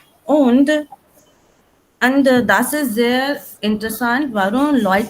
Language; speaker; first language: German; non-native, learner; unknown